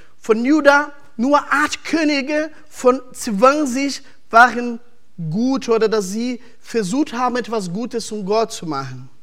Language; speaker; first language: German; non-native, fluent; Portuguese